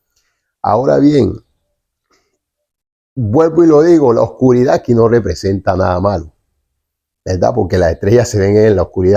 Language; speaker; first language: Spanish; native; Spanish